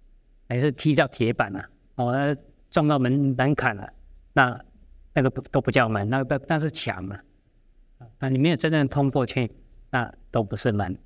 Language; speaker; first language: Chinese; native; Chinese